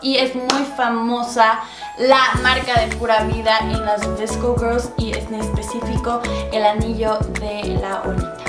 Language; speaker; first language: Spanish; native; Spanish